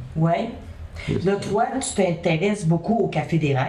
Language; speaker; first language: French; native; French